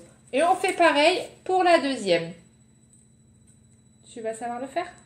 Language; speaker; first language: French; native; French